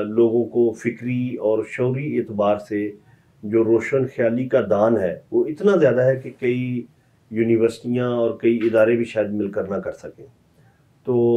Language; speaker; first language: Urdu; non-native, local second language; Punjabi